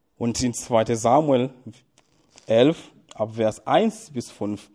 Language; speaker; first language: German; non-native, fluent; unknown